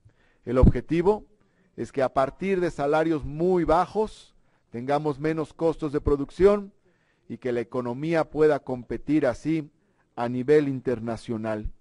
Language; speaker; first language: Spanish; native; Spanish